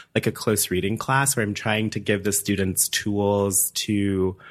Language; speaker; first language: English; native; English